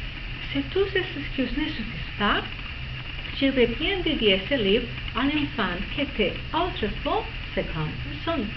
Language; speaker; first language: French; non-native, learner; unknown